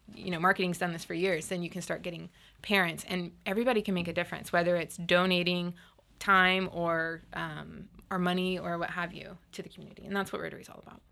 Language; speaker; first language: English; native; English